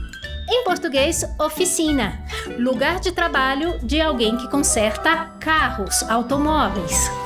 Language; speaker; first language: Portuguese; non-native, fluent; Spanish